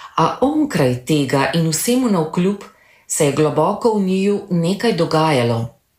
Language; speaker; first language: Slovenian; native; Slovenian